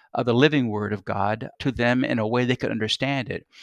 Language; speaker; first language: English; native; English